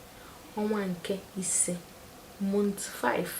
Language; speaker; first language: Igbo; native; Igbo